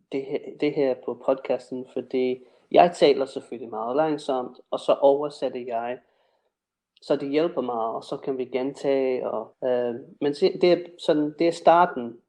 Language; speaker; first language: Danish; non-native, fluent; English